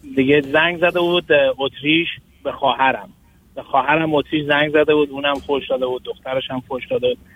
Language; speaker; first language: Persian; native; Persian